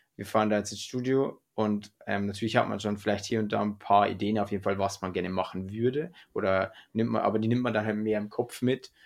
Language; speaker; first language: German; native; German